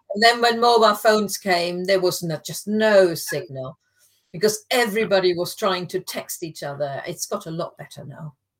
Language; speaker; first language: English; non-native, fluent; German